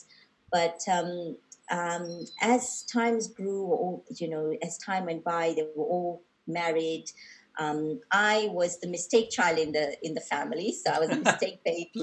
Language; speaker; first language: English; non-native, local second language; Gujarati